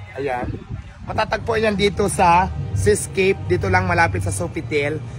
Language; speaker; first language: Filipino; native; Filipino